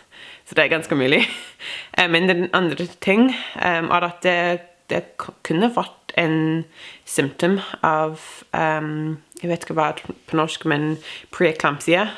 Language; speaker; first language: Norwegian; non-native, fluent; English